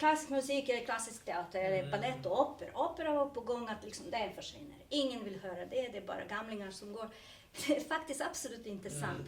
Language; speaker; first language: Swedish; non-native, fluent; Serbian